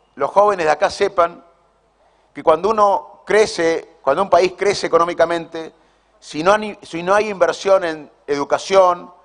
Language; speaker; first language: Spanish; native; Spanish